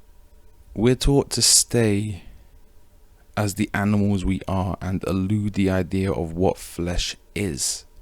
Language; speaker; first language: English; native; English